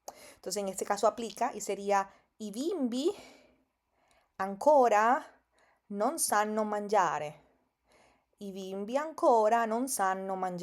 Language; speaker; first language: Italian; non-native, fluent; Spanish